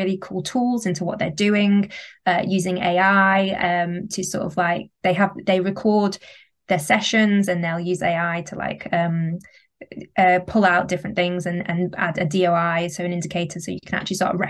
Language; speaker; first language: English; native; English